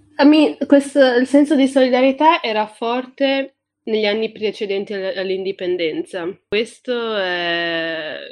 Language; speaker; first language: Italian; early bilingual, other home language; Tigrinya